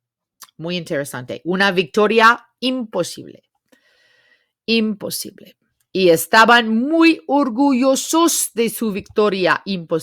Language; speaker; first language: Spanish; non-native, fluent; English